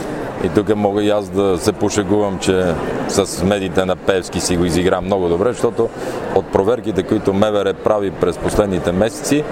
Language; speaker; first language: Bulgarian; native; Bulgarian